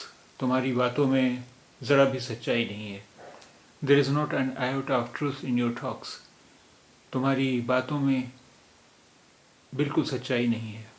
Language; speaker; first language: Hindi; native; Hindi